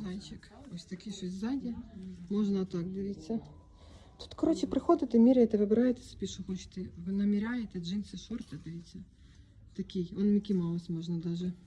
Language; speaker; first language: Ukrainian; native; Ukrainian